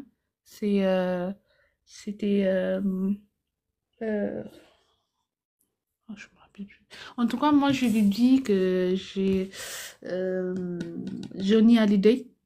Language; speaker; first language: French; non-native, fluent; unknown